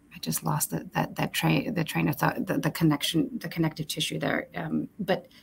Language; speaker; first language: English; early bilingual, other home language; Romanian